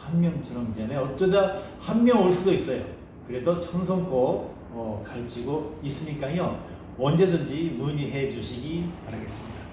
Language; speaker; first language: Korean; non-native, fluent; Japanese